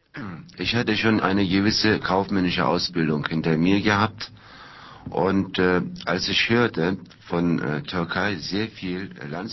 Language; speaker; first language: German; non-native, fluent; Turkish